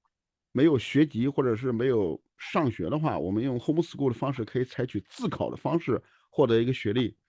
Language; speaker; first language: Chinese; native; Chinese